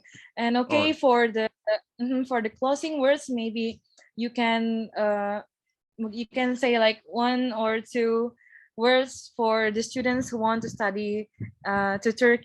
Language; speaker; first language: English; non-native, fluent; Indonesian